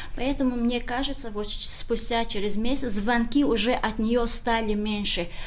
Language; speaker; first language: Russian; non-native, local second language; Tajik